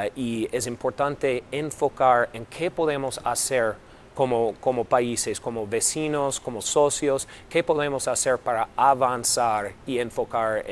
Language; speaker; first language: Spanish; non-native, fluent; English